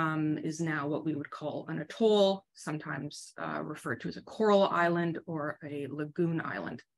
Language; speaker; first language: English; native; English